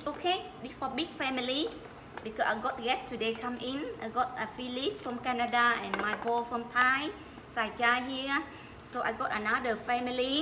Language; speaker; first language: English; non-native, learner; Vietnamese